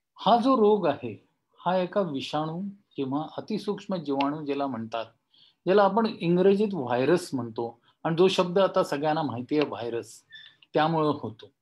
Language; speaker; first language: Marathi; non-native, local second language; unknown